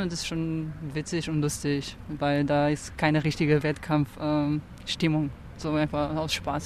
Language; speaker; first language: German; non-native, fluent; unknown